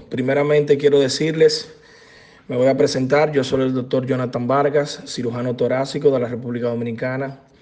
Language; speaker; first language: Spanish; native; Spanish